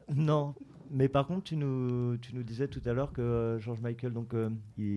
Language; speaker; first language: French; native; French